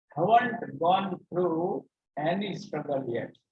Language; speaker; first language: English; non-native, local second language; Gujarati